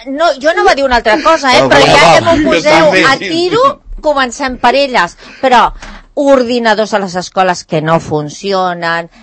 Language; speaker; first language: Catalan; native; Catalan